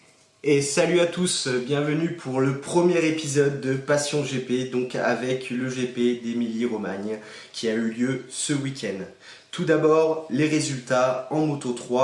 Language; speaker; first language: French; native; French